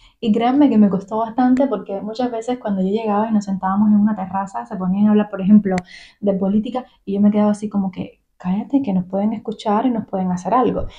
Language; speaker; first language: Spanish; native; Spanish